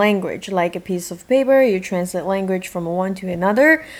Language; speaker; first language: English; non-native, fluent; Chinese